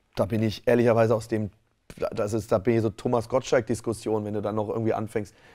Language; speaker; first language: German; native; German